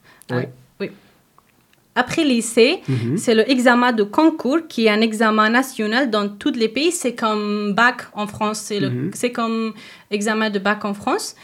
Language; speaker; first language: French; non-native, learner; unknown